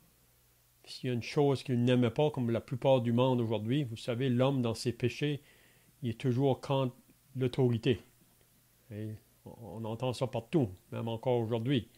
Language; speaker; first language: French; native; French